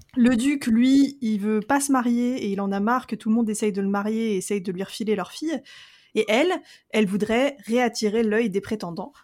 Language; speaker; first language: French; native; French